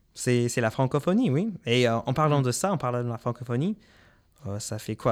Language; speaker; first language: French; non-native, local second language; English